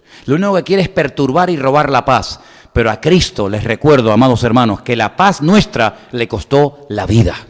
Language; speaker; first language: Spanish; native; Spanish